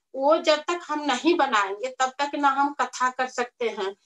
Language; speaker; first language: Hindi; native; Hindi